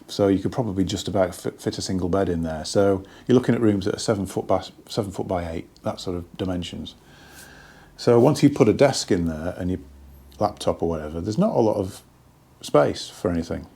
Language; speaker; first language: English; native; English